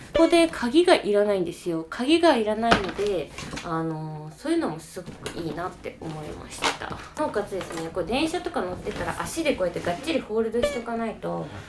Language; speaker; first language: Japanese; native; Japanese